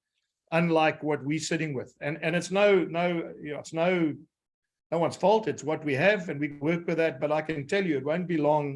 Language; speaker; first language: English; native; English